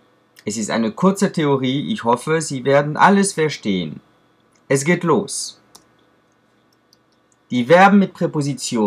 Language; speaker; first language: German; non-native, fluent; French